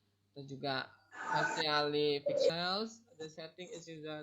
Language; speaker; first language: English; non-native, learner; Indonesian